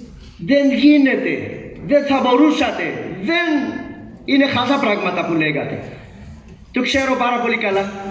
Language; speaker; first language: Greek; non-native, learner; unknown